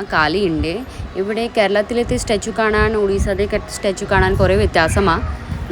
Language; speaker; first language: Malayalam; non-native, learner; Hindi